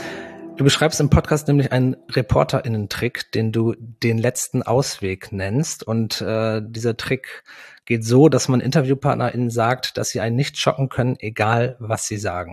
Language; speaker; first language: German; native; German